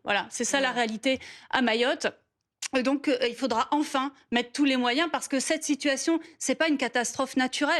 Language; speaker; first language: French; native; French